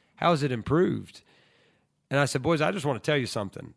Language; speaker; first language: English; native; English